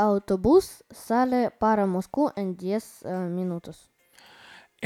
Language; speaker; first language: Spanish; non-native, learner; Russian